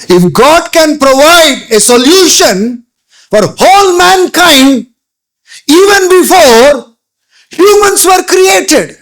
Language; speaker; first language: English; non-native, local second language; Telugu